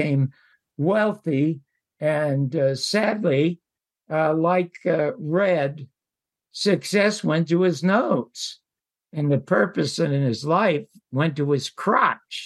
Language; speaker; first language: English; native; English